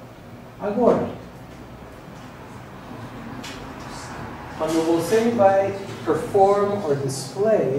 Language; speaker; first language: Portuguese; non-native, learner; English